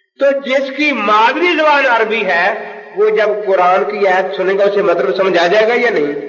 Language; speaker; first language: Urdu; non-native, local second language; Punjabi